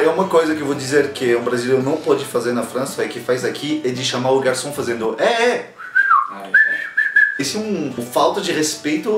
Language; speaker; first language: Portuguese; non-native, fluent; French